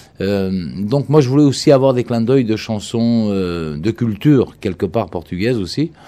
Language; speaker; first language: French; early bilingual, other home language; Portuguese